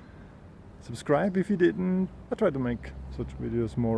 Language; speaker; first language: English; non-native, fluent; German